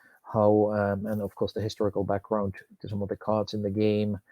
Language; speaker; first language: English; non-native, fluent; Finnish